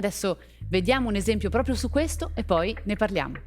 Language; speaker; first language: Italian; native; Italian